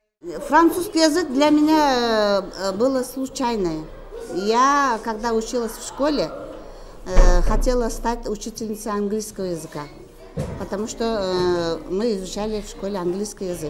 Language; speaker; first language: Russian; non-native, local second language; Kyrgyz